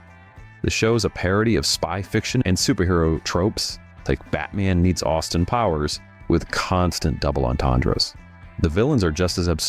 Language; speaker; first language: English; native; English